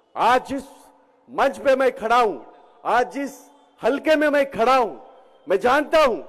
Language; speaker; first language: Hindi; non-native, local second language; Marathi